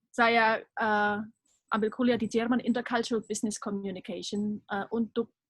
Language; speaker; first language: Indonesian; non-native, fluent; German